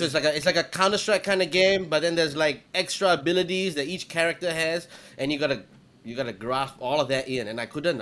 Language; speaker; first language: English; native; English